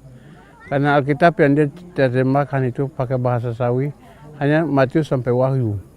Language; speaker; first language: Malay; non-native, local second language; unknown